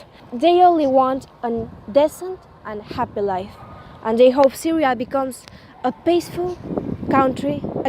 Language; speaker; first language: English; non-native, learner; Catalan